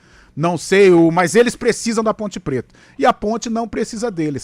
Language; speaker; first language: Portuguese; native; Portuguese